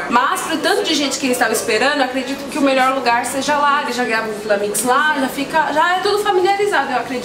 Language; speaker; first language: Portuguese; native; Portuguese